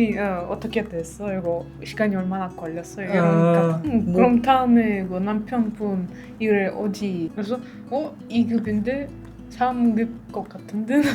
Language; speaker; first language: Korean; non-native, learner; Russian